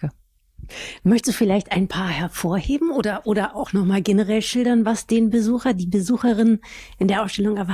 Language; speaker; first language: German; native; German